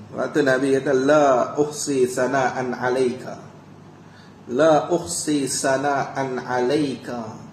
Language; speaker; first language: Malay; native; Malay